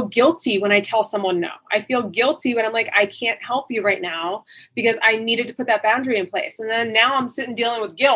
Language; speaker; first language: English; native; English